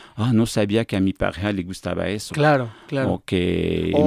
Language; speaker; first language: Spanish; non-native, fluent; French